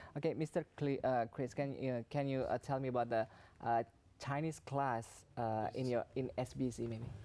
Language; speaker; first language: English; non-native, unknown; Indonesian